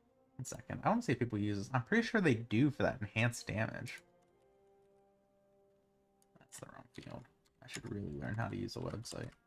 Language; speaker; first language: English; native; English